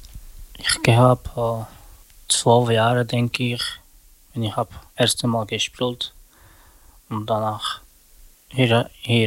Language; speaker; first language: German; non-native, learner; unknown